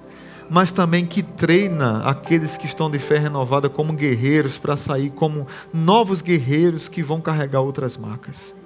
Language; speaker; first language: Portuguese; native; Portuguese